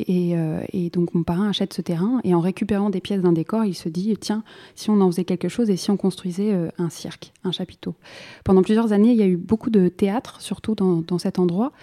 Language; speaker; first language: French; native; French